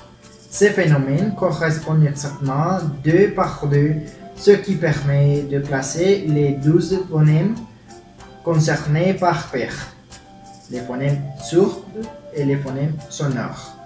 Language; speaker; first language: French; non-native, learner; Spanish